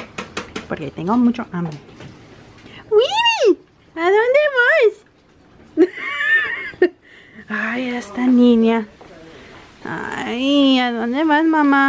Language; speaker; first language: Spanish; early bilingual, heritage; Spanish